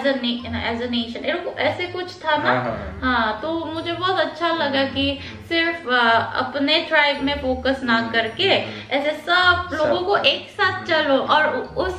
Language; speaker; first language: Hindi; non-native, learner; Korean